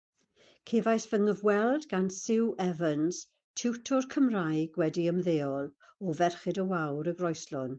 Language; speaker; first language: Welsh; non-native, fluent; English